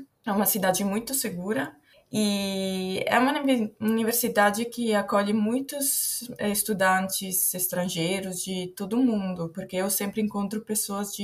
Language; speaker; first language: Portuguese; non-native, fluent; Italian